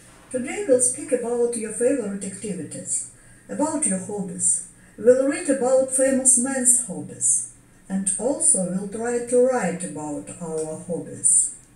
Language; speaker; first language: English; non-native, fluent; Ukrainian